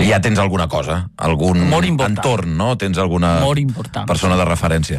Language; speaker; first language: Catalan; native; Catalan